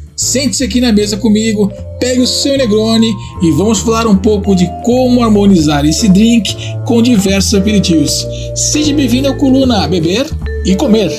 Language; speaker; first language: Portuguese; non-native, fluent; Italian